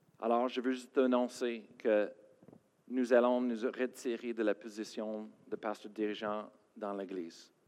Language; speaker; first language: French; non-native, fluent; English